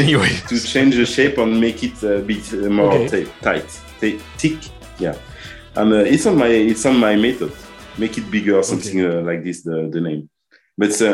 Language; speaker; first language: English; non-native, learner; French